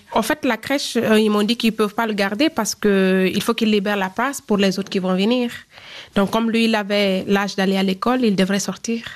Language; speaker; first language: French; non-native, fluent; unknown